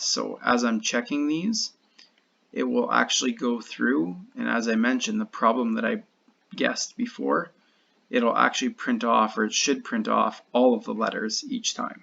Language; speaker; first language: English; native; English